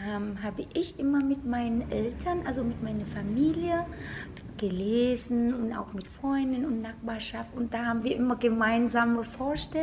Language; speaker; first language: German; non-native, fluent; Vietnamese